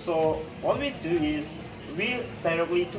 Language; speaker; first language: English; non-native, learner; Indonesian